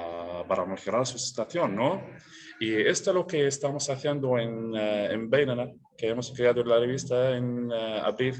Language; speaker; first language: Spanish; non-native, learner; Arabic